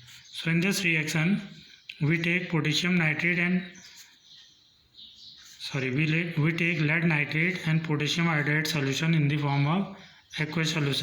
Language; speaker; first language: English; non-native, local second language; Hindi